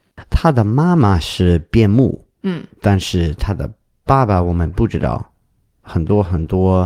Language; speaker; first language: Chinese; non-native, learner; English